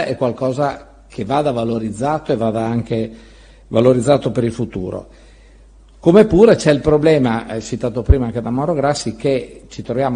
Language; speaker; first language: Italian; native; Italian